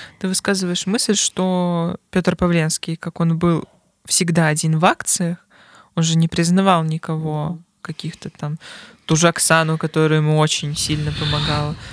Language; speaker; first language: Russian; native; Russian